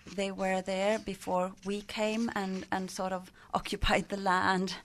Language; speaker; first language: English; non-native, fluent; Swedish